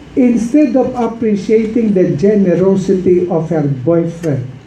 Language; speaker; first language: English; non-native, local second language; Filipino